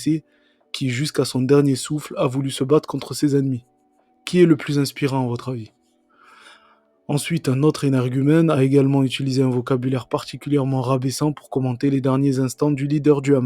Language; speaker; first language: French; native; French